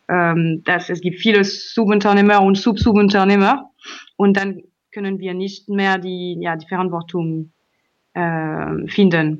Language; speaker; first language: German; non-native, learner; French